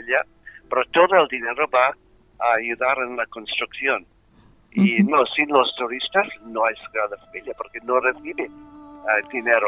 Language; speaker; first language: Spanish; non-native, fluent; English